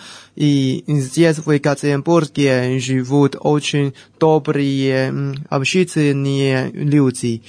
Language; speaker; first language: Russian; non-native, fluent; Chinese